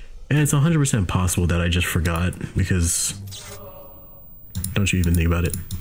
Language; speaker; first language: English; native; English